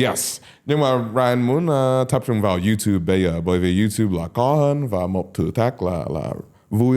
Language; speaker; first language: Vietnamese; non-native, learner; English